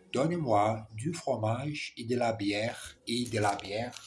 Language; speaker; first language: French; non-native, learner; Portuguese